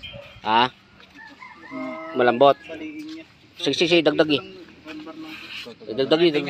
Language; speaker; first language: Filipino; native; Filipino